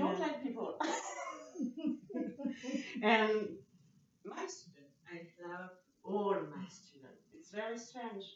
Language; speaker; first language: English; non-native, learner; French